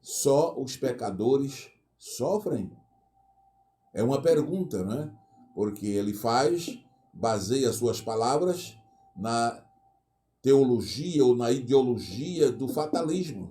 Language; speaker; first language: Portuguese; native; Portuguese